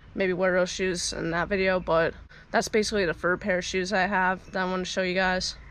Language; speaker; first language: English; native; English